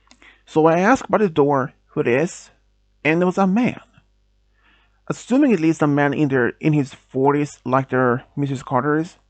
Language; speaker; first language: English; non-native, fluent; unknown